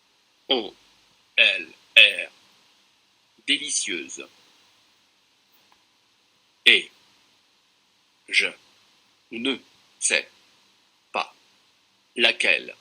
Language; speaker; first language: French; non-native, learner; English